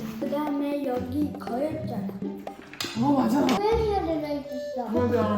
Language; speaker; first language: Korean; early bilingual, heritage; French